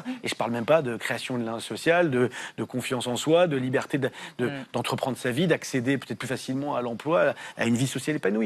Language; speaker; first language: French; native; French